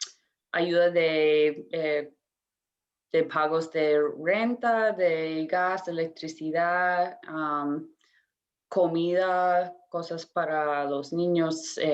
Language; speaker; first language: Spanish; non-native, fluent; English